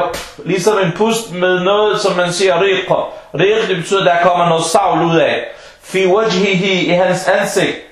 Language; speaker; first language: Danish; non-native, fluent; Arabic